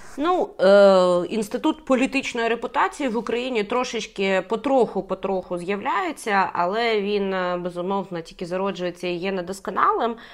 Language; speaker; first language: Ukrainian; native; Ukrainian